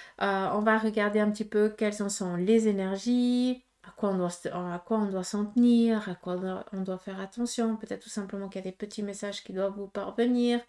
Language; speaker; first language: French; native; French